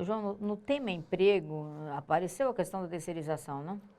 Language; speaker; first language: Portuguese; native; Portuguese